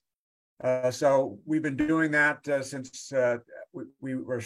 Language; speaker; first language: English; native; English